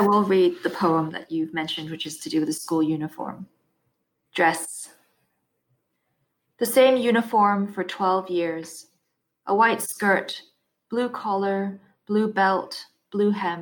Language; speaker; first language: English; non-native, local second language; Cantonese